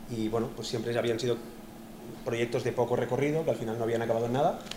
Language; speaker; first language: Spanish; native; Spanish